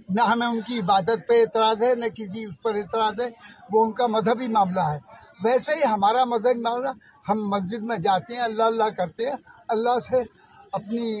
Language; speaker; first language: Hindi; native; Hindi